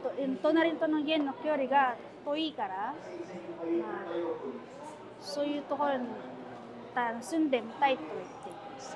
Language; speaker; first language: Japanese; non-native, fluent; Filipino